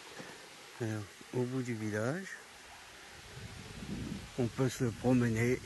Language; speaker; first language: French; native; French